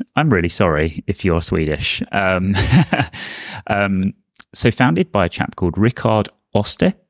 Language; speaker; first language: English; native; English